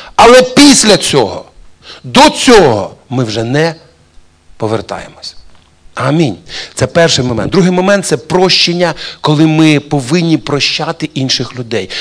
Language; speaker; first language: Ukrainian; non-native, local second language; Russian